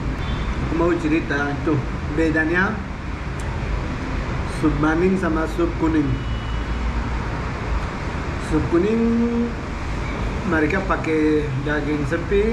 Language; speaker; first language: Indonesian; non-native, learner; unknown